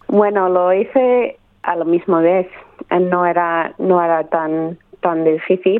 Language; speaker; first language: Spanish; early bilingual, heritage; Spanish